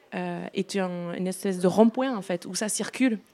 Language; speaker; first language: French; native; French